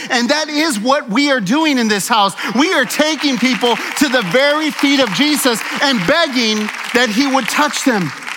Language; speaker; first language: English; native; English